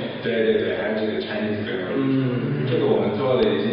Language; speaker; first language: Chinese; non-native, fluent; English